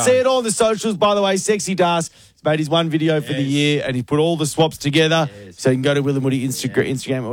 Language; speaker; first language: English; native; English